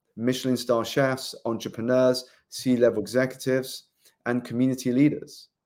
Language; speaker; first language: English; native; English